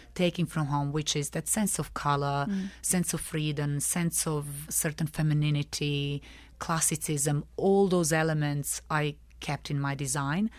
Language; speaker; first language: English; non-native, fluent; Serbian